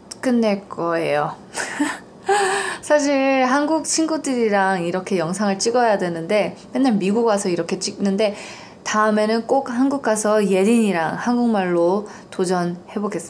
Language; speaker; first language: Korean; early bilingual, heritage; Korean